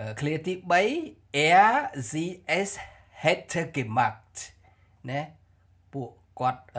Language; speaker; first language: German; non-native, fluent; Khmer